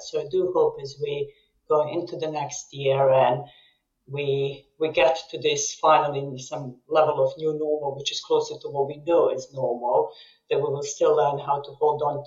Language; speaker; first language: English; non-native, fluent; Serbian